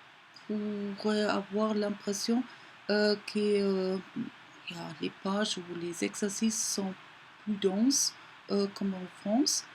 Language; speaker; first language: French; non-native, fluent; German